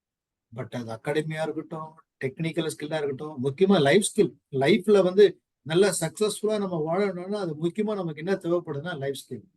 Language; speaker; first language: Tamil; native; Tamil